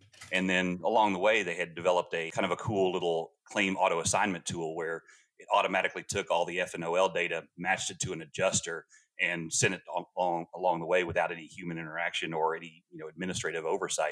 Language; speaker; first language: English; native; English